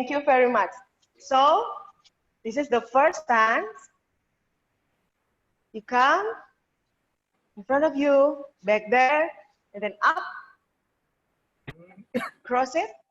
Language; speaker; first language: English; non-native, learner; Indonesian